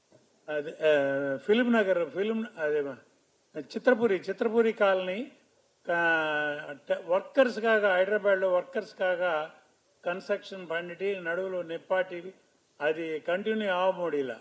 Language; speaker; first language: Tamil; non-native, learner; Telugu